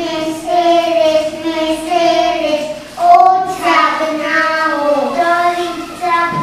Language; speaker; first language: Basque; non-native, local second language; Spanish